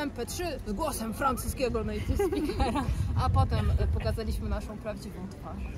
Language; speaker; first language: Polish; native; Polish